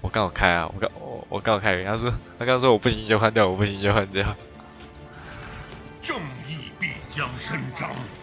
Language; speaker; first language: Chinese; native; Chinese